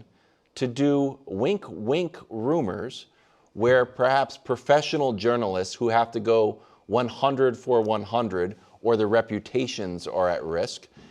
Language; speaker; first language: English; native; English